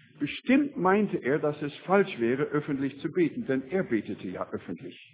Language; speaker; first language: German; non-native, fluent; English